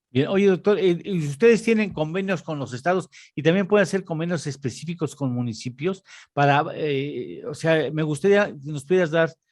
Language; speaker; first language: Spanish; native; Spanish